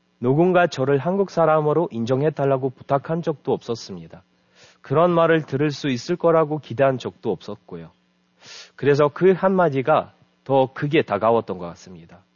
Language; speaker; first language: Korean; non-native, fluent; Russian